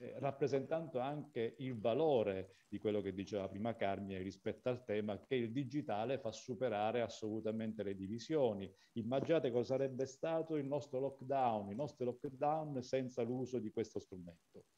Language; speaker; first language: Italian; native; Italian